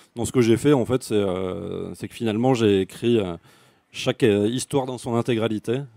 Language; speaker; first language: French; native; French